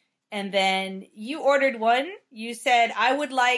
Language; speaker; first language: English; native; English